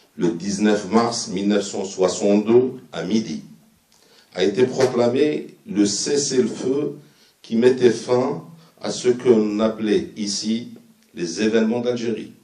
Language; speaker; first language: French; non-native, local second language; Arabic